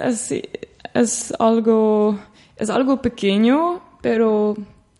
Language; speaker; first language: Spanish; non-native, learner; Dutch